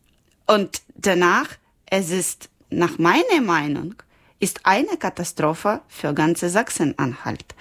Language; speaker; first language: German; non-native, learner; Ukrainian